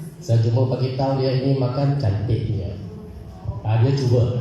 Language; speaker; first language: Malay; non-native, local second language; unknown